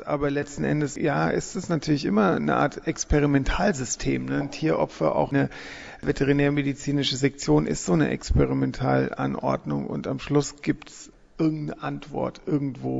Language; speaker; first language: German; native; German